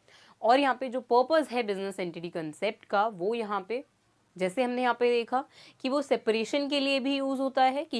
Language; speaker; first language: Hindi; native; Hindi